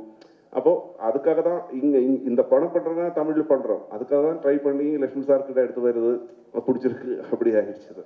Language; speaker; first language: Tamil; non-native, learner; Malayalam